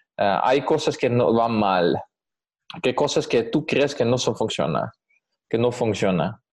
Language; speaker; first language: Spanish; non-native, fluent; Dutch